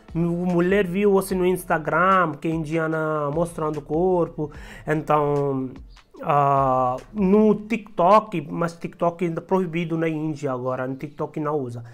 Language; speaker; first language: Portuguese; non-native, learner; Hindi